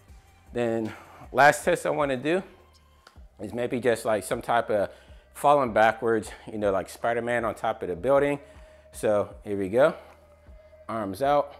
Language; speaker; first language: English; native; English